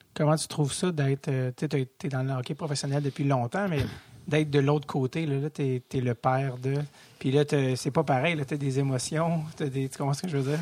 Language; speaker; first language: French; native; French